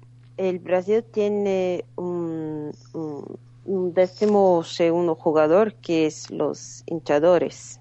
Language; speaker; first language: Spanish; non-native, fluent; Portuguese